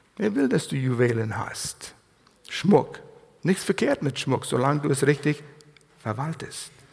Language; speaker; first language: German; non-native, fluent; English